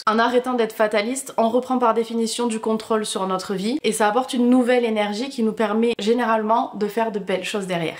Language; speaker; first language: French; native; French